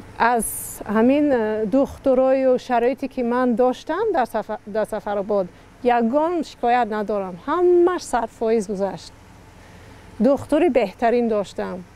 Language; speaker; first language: Tajik; non-native, learner; English